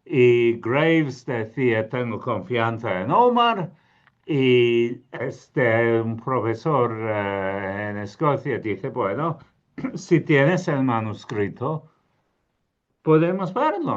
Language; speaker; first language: Spanish; non-native, fluent; English